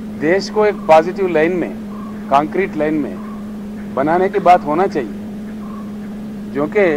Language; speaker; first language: Hindi; non-native, local second language; Telugu